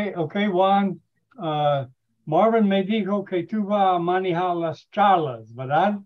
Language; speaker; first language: Spanish; non-native, learner; English